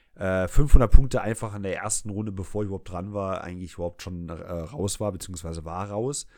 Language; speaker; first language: German; non-native, fluent; English